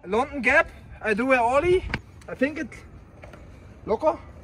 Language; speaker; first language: English; non-native, learner; German